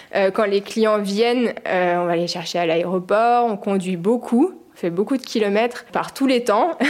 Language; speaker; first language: French; native; French